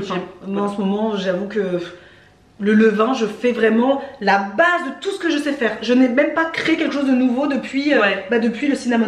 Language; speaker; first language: French; native; French